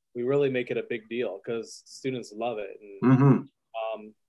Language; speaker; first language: English; native; English